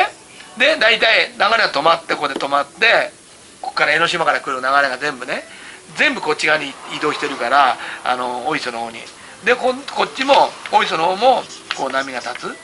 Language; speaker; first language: Japanese; native; Japanese